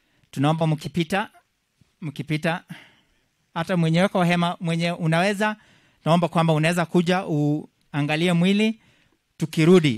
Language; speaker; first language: Swahili; non-native, local second language; Kalenjin